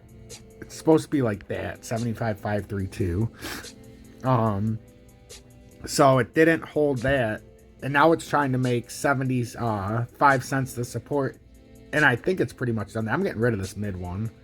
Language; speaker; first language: English; native; English